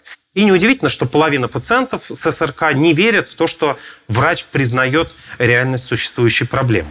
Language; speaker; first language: Russian; native; Russian